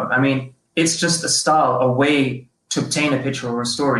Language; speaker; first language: English; native; English